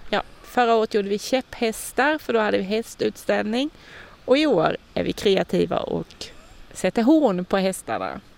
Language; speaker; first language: Swedish; native; Swedish